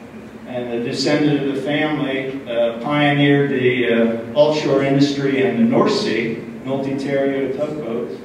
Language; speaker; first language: English; native; English